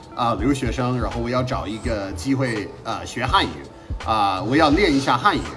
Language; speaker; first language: Chinese; non-native, fluent; English